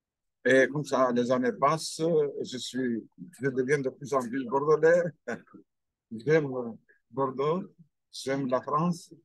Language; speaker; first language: French; non-native, fluent; Albanian